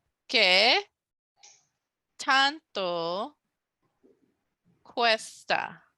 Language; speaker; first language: Spanish; non-native, fluent; English